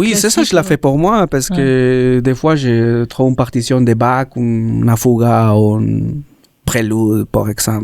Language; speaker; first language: French; non-native, learner; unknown